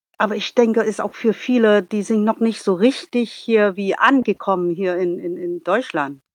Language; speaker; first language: German; non-native, learner; Vietnamese